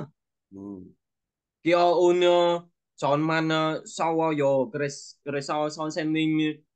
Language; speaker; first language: Korean; non-native, learner; Vietnamese